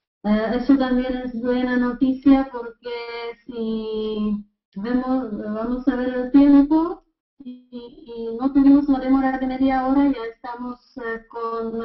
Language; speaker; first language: Spanish; non-native, fluent; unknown